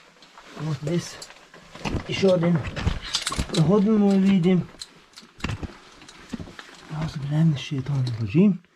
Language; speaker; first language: Russian; non-native, local second language; Chechen